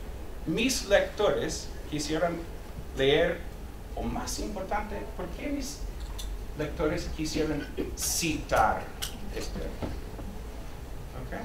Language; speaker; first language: Spanish; non-native, fluent; English